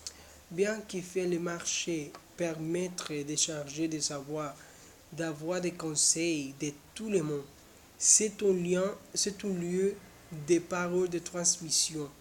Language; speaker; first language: French; non-native, learner; Spanish